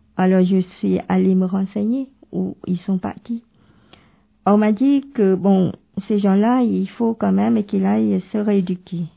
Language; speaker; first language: French; non-native, fluent; Khmer